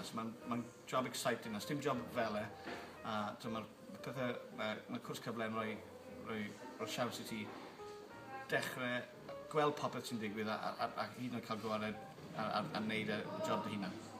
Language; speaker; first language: Welsh; native; Welsh